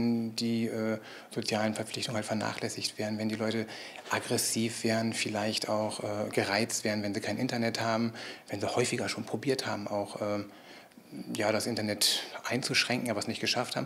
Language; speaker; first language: German; native; German